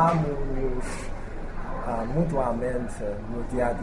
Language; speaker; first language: Portuguese; non-native, learner; Chinese